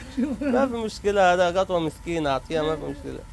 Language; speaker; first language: Arabic; native; Arabic